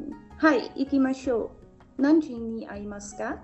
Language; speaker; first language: Japanese; non-native, learner; Dutch